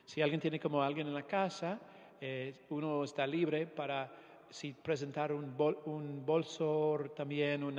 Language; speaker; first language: Spanish; non-native, fluent; English